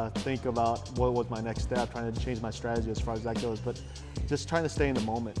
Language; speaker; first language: English; native; English